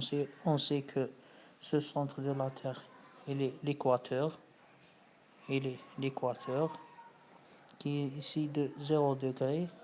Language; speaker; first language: French; non-native, fluent; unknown